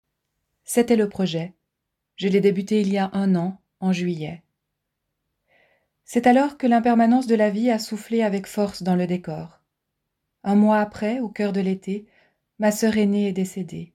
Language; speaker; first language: French; native; French